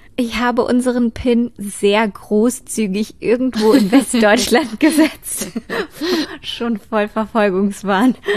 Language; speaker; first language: German; native; German